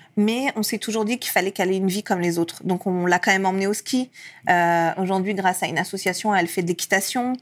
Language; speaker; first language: French; early bilingual, other home language; Persian